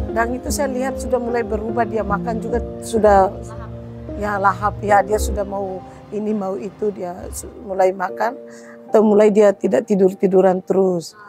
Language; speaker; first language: Indonesian; non-native, local second language; Tetum